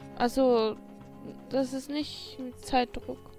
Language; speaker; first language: German; non-native, fluent; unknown